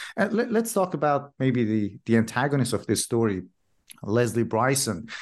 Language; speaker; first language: English; non-native, fluent; Persian